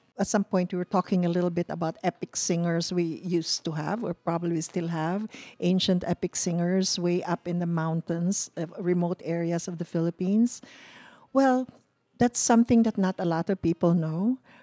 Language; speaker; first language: English; non-native, local second language; Cebuano